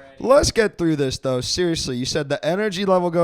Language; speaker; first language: English; native; English